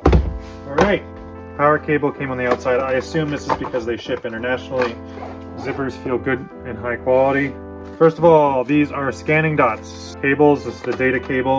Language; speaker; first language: English; native; English